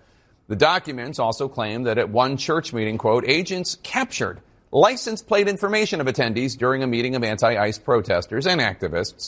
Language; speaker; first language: English; native; English